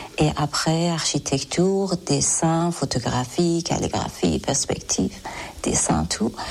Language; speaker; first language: French; non-native, learner; Persian